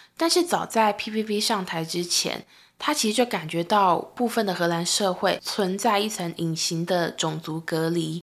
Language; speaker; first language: Chinese; native; Chinese